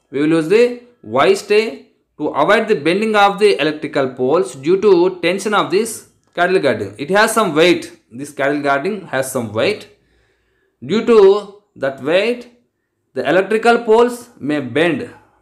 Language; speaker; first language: English; non-native, local second language; Telugu